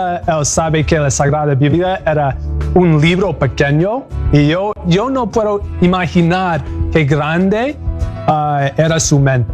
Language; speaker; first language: Spanish; non-native, learner; English